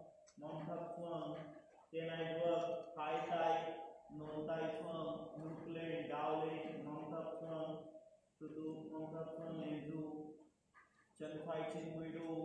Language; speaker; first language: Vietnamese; non-native, learner; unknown